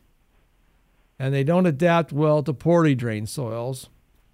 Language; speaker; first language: English; native; English